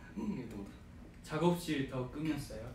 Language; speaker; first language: Korean; non-native, fluent; Japanese